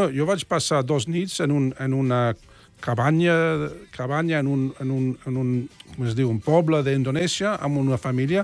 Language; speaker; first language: Catalan; non-native, fluent; English